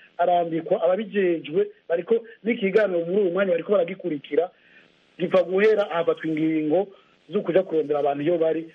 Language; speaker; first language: Rundi; native; Rundi